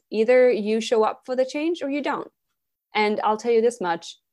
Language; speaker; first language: English; non-native, fluent; Swedish